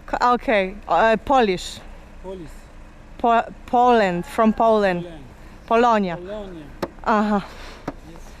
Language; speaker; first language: English; non-native, learner; Polish